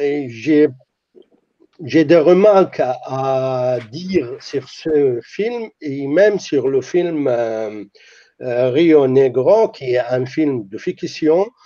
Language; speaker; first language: French; non-native, fluent; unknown